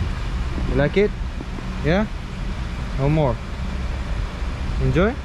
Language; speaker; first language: English; non-native, fluent; Nepali